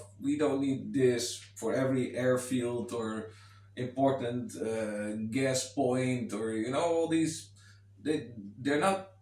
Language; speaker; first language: English; non-native, fluent; Dutch